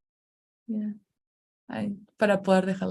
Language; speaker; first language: Spanish; native; Spanish